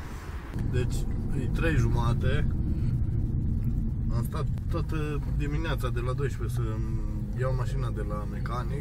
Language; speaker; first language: Romanian; native; Romanian